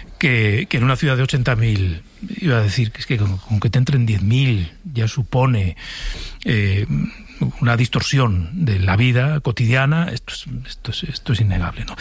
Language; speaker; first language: Spanish; native; Spanish